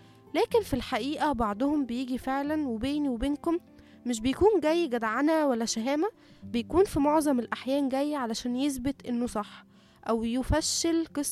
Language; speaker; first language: Arabic; native; Arabic